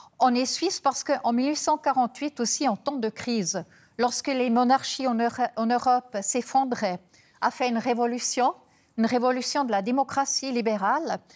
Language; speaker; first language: French; non-native, local second language; German